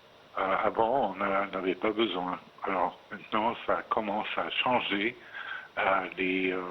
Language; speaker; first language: French; non-native, fluent; Arabic